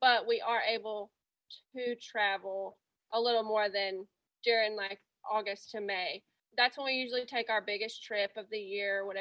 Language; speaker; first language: English; native; English